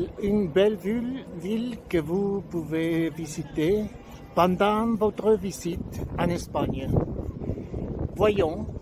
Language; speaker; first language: French; non-native, learner; Spanish